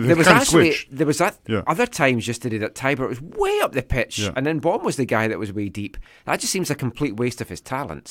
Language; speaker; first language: English; native; English